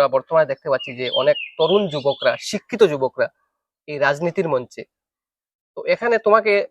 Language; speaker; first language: Bangla; non-native, local second language; Sylheti